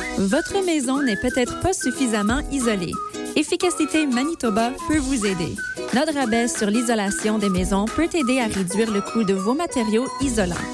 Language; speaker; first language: French; native; French